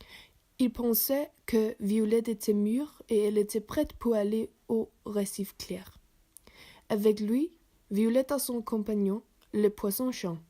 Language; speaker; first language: French; non-native, learner; English